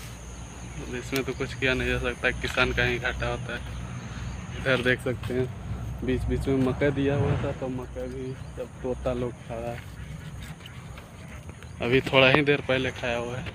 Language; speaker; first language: Hindi; native; Hindi